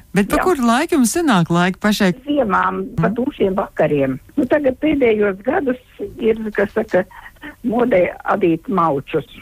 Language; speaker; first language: Latvian; native; Latvian